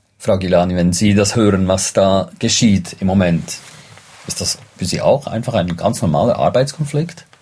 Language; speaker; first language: German; native; German